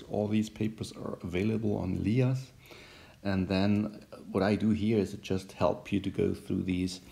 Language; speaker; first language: English; non-native, fluent; German